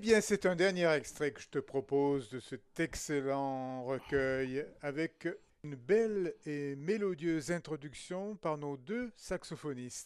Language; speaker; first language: French; native; French